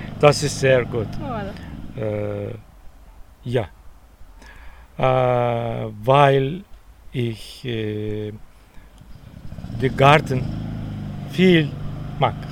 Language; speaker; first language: German; non-native, learner; Turkish